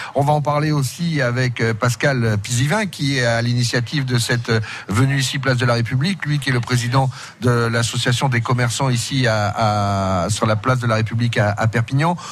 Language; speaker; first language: French; native; French